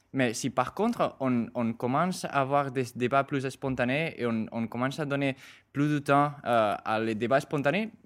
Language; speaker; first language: French; non-native, fluent; Spanish